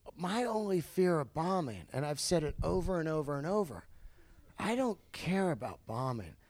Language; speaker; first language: English; native; English